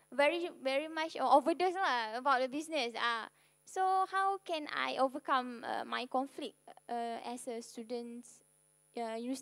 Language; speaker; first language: English; non-native, local second language; Malay